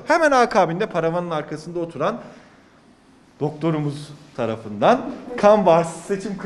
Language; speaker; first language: Turkish; native; Turkish